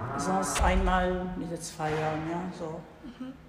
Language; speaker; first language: German; non-native, learner; Arabic